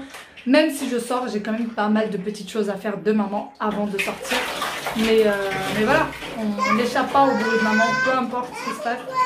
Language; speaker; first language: French; native; French